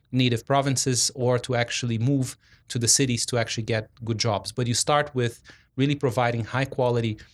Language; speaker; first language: English; non-native, fluent; Portuguese